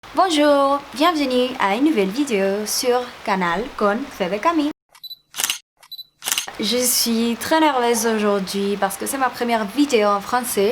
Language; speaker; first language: French; non-native, fluent; Spanish